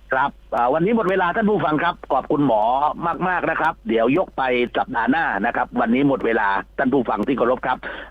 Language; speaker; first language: Thai; native; Thai